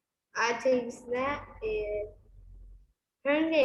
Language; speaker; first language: English; non-native, learner; Vietnamese